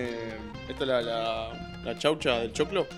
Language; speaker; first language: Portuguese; non-native, learner; Spanish